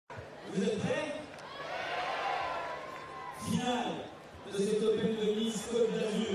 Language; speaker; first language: French; native; French